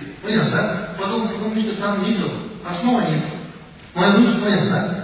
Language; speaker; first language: Russian; non-native, learner; Tibetan